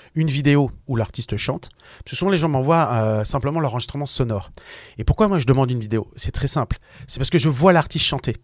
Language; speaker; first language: French; native; French